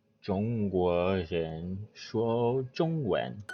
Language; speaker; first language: Chinese; non-native, learner; English